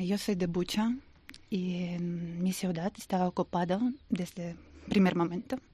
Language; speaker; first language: Spanish; non-native, learner; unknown